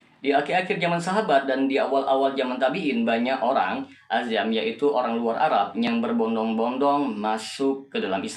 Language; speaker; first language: Indonesian; native; Indonesian